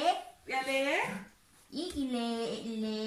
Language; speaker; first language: Danish; non-native, learner; Thai